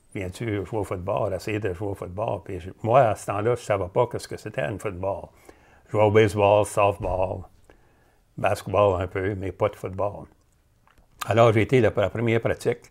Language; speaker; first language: French; native; French